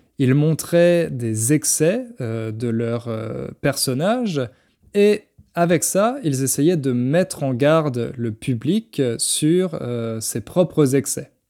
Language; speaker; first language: French; native; French